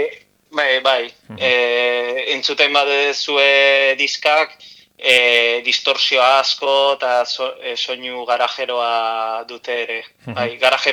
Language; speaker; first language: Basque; non-native, local second language; Spanish